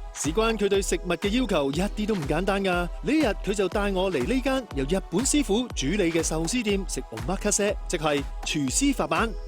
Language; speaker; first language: Cantonese; native; Cantonese